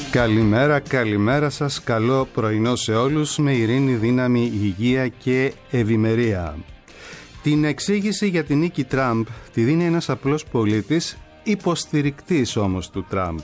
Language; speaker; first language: Greek; native; Greek